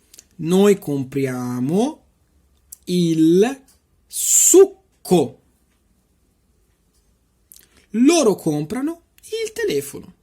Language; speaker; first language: Italian; non-native, fluent; Portuguese